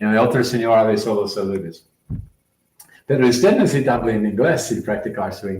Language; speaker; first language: Spanish; non-native, learner; English